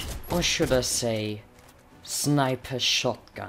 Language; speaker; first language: English; non-native, fluent; Swiss German